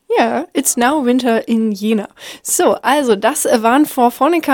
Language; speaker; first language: English; non-native, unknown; German